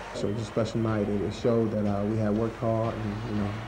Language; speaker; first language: English; native; English